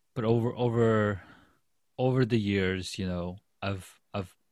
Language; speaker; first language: English; non-native, fluent; Urdu